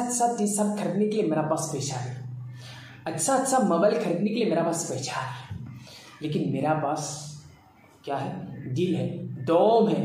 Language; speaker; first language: Hindi; non-native, local second language; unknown